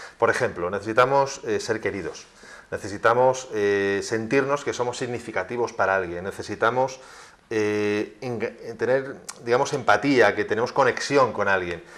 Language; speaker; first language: Spanish; native; Spanish